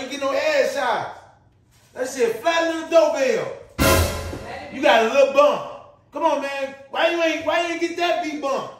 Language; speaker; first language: English; native; English